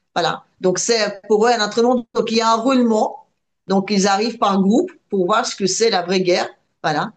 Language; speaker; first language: French; non-native, fluent; Russian